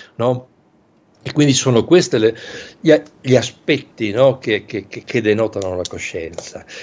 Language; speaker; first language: Italian; native; Italian